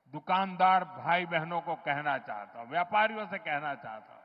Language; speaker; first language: Hindi; non-native, local second language; Gujarati